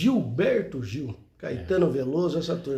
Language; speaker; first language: Portuguese; native; Portuguese